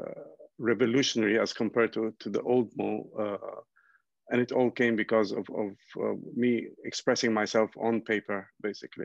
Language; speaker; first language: English; non-native, local second language; Arabic